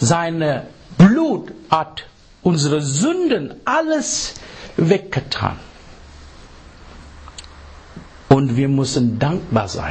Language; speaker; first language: German; non-native, learner; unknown